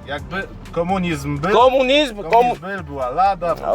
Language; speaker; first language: Polish; non-native, learner; Armenian